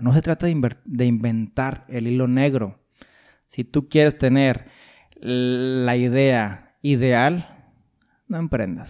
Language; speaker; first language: Spanish; native; Spanish